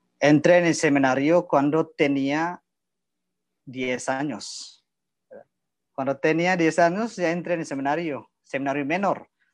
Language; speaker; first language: Spanish; non-native, learner; Indonesian